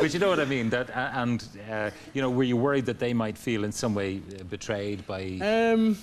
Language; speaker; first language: English; native; English